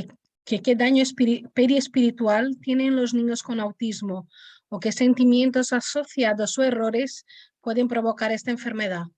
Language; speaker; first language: Spanish; non-native, fluent; Portuguese